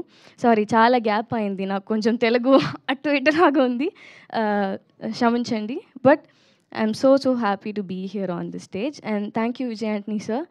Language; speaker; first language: Telugu; non-native, learner; Tamil